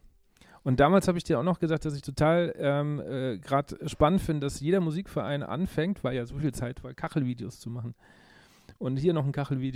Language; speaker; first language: German; native; German